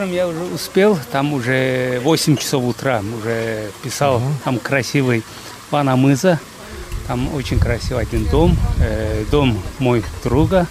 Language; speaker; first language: Russian; non-native, fluent; Azerbaijani